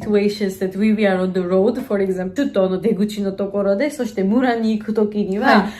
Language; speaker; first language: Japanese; non-native, fluent; Georgian